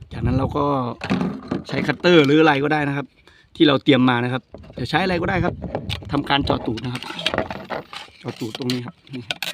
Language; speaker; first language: Thai; native; Thai